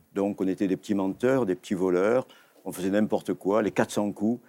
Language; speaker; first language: French; native; French